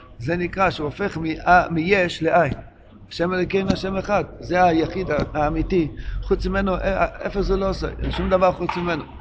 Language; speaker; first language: Hebrew; non-native, local second language; Yiddish